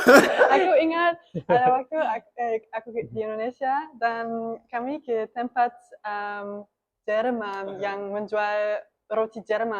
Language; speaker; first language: Indonesian; non-native, learner; German